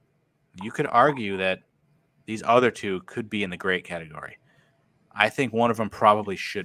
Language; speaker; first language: English; native; English